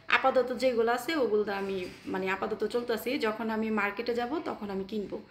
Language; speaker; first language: Bangla; native; Bangla